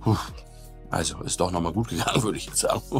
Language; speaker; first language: German; native; German